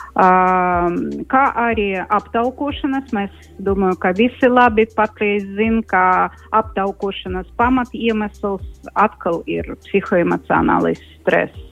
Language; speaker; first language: Latvian; non-native, local second language; Russian